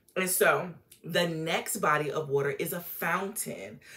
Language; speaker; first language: English; native; English